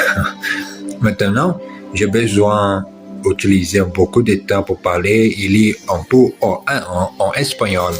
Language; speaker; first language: French; non-native, learner; Portuguese